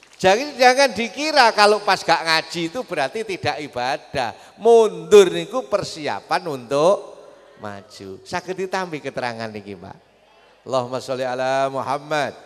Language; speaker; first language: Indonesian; non-native, local second language; Javanese